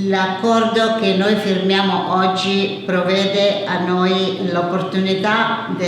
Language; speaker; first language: Italian; early bilingual, heritage; English